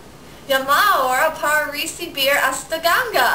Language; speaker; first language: Spanish; non-native, learner; English